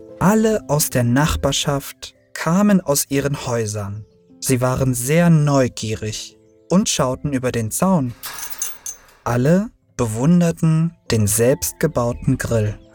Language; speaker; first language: German; early bilingual, other home language; Turkish